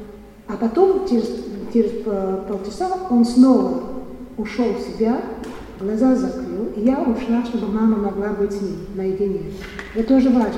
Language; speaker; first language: Russian; non-native, fluent; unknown